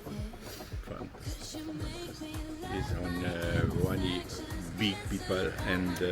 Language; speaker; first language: English; non-native, learner; Romanian